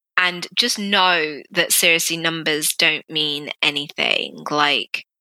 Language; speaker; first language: English; native; English